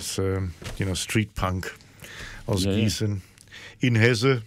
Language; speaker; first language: German; native; German